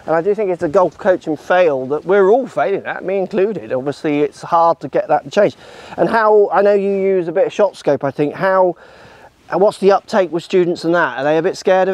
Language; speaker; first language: English; native; English